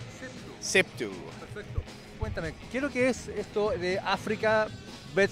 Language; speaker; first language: Spanish; native; Spanish